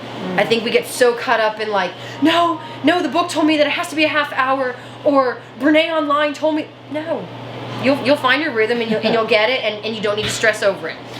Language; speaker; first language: English; native; English